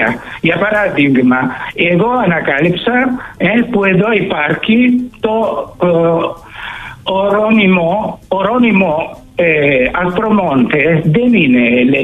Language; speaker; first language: Greek; early bilingual, heritage; Greek